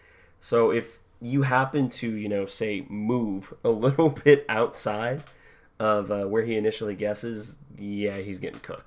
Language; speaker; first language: English; native; English